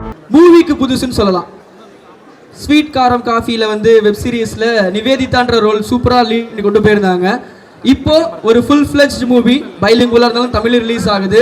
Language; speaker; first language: Tamil; native; Tamil